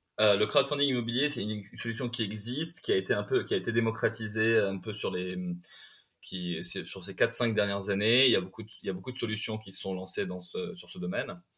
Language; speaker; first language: French; non-native, local second language; Arabic